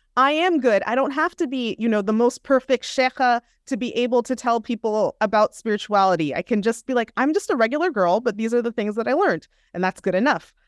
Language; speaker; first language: English; native; English